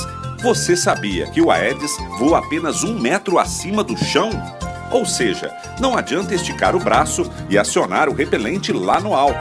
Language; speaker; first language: Portuguese; native; Portuguese